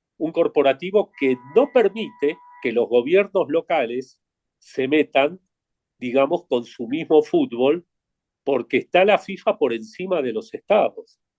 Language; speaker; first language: Spanish; native; Spanish